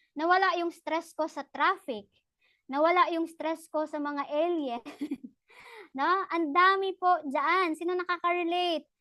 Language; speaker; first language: Filipino; non-native, local second language; Cebuano